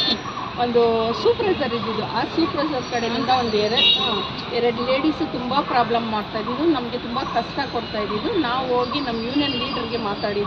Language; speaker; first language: Kannada; non-native, local second language; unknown